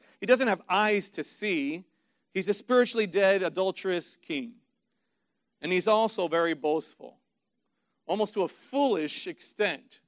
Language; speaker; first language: English; native; English